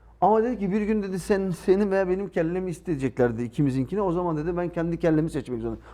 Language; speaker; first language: Turkish; early bilingual, heritage; Turkish